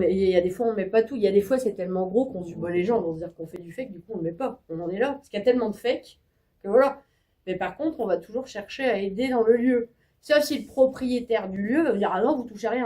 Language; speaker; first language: French; native; French